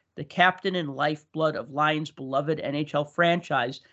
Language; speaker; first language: English; native; English